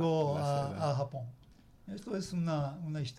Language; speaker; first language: Spanish; non-native, learner; Japanese